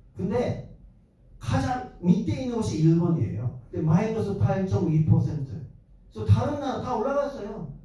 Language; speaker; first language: Korean; non-native, fluent; Japanese